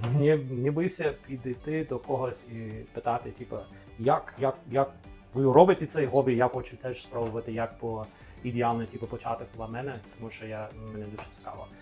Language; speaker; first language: Ukrainian; non-native, fluent; English